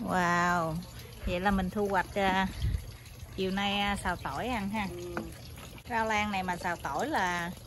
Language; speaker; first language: Vietnamese; native; Vietnamese